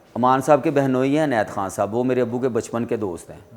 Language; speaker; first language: Urdu; non-native, local second language; Punjabi